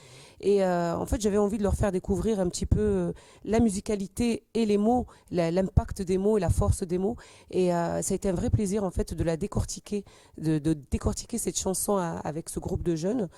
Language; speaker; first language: French; native; French